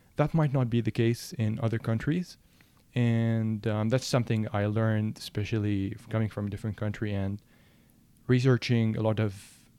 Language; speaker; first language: English; non-native, fluent; Arabic